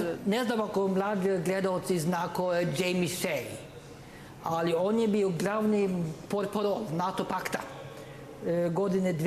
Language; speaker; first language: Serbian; non-native, learner; Norwegian